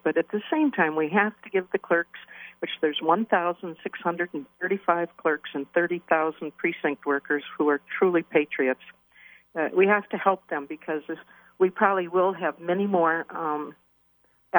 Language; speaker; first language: English; native; English